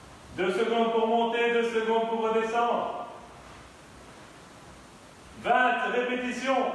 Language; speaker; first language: French; native; French